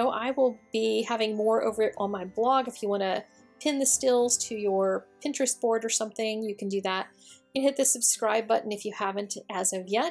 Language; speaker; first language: English; native; English